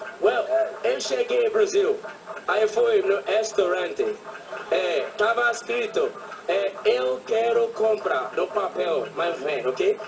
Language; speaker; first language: Portuguese; non-native, learner; English